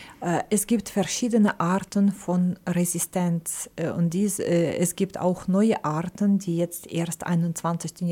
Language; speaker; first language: German; non-native, fluent; Ukrainian